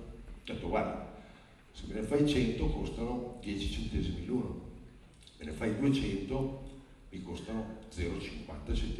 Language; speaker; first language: Italian; native; Italian